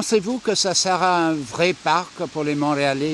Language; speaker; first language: French; non-native, local second language; English